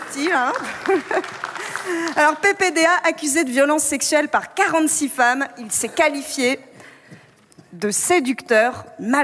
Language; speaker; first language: French; native; French